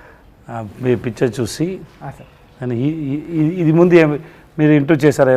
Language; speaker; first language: Telugu; non-native, learner; Tamil